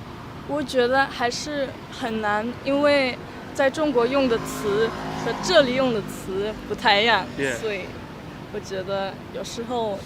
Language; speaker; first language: Chinese; non-native, fluent; German